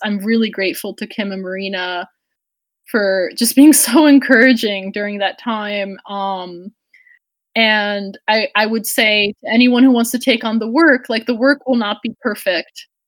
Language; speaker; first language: English; native; English